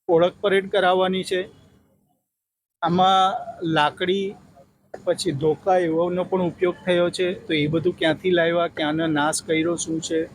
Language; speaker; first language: Gujarati; native; Gujarati